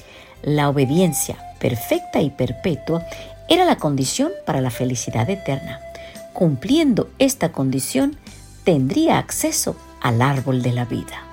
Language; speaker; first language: Spanish; native; Spanish